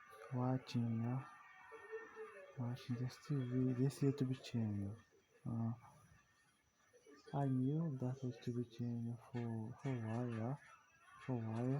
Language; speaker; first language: English; non-native, learner; Portuguese